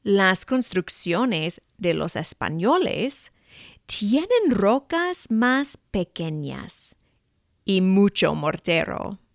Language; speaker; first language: Spanish; non-native, fluent; English